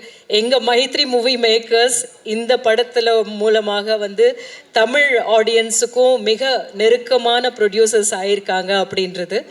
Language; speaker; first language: Tamil; native; Tamil